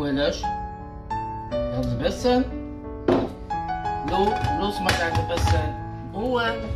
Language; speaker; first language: German; non-native, learner; Dutch